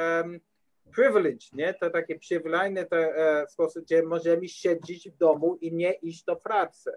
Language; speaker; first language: Polish; non-native, learner; English